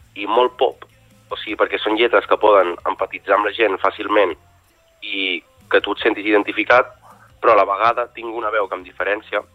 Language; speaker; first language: Catalan; native; Catalan